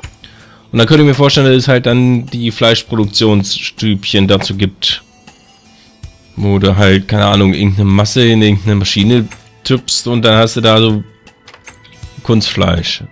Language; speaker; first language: German; native; German